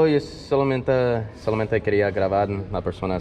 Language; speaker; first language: Spanish; non-native, learner; English